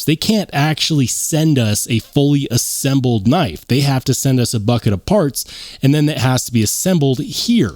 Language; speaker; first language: English; native; English